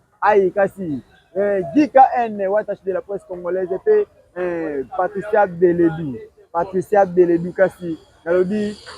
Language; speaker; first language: Lingala; native; Lingala